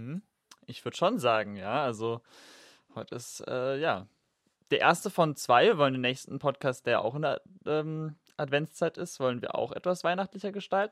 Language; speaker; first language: German; native; German